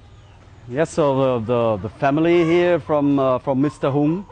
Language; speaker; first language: English; non-native, learner; German